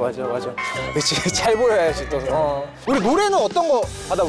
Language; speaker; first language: Korean; native; Korean